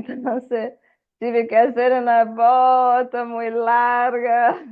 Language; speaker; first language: Spanish; non-native, fluent; Portuguese